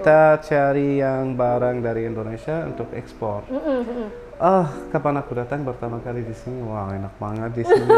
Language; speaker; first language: Indonesian; non-native, learner; Arabic